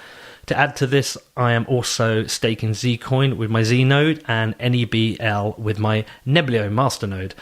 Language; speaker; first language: English; native; English